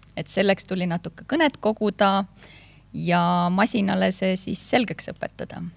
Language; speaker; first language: Estonian; native; Estonian